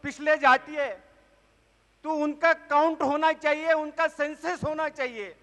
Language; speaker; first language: Hindi; non-native, local second language; Marathi